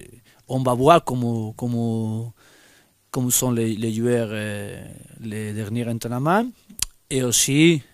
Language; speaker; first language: French; non-native, fluent; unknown